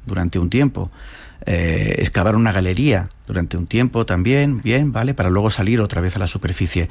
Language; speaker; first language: Spanish; native; Spanish